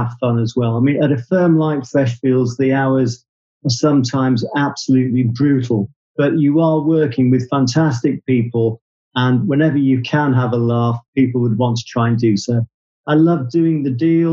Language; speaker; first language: English; native; English